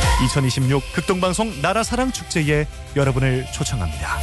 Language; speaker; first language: Korean; native; Korean